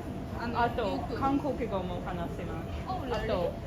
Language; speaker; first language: Japanese; non-native, fluent; English